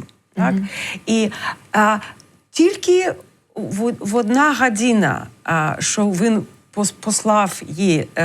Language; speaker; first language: Ukrainian; non-native, learner; English